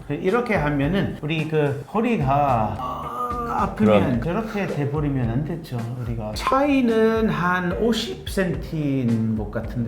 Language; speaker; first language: Korean; non-native, fluent; English